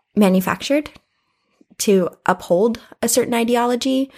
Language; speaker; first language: English; native; English